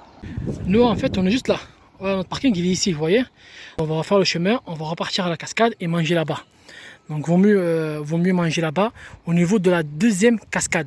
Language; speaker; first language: French; native; French